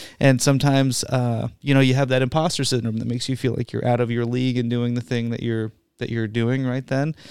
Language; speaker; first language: English; native; English